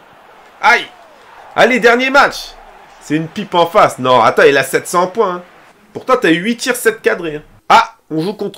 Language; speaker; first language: French; native; French